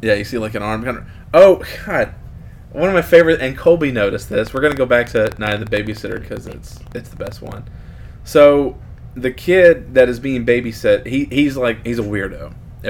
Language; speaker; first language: English; native; English